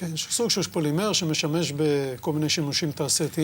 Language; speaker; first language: Hebrew; native; Hebrew